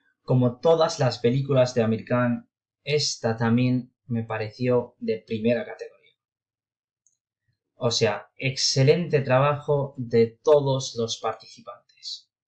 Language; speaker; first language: Spanish; non-native, fluent; Urdu